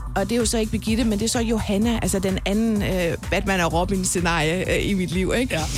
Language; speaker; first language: Danish; native; Danish